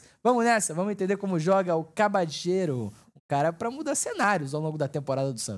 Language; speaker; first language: Portuguese; native; Portuguese